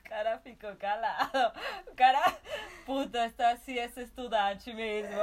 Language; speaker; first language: Portuguese; non-native, fluent; Spanish